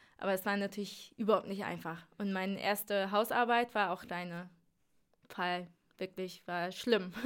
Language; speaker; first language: German; non-native, fluent; Turkish